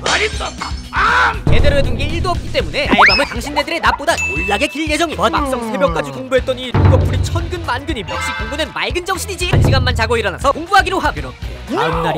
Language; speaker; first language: Korean; native; Korean